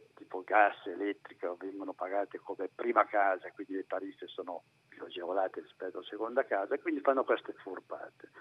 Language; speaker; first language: Italian; native; Italian